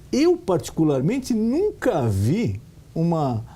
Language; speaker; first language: Portuguese; native; Portuguese